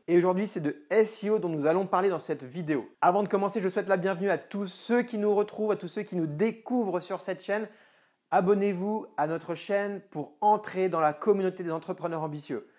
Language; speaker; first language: French; native; French